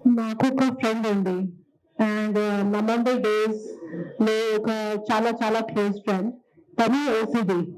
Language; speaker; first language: Telugu; non-native, learner; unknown